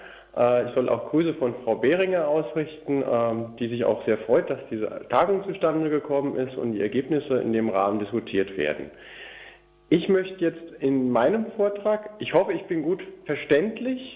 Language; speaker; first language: German; native; German